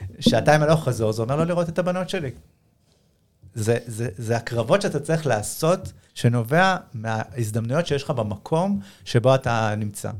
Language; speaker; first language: Hebrew; native; Hebrew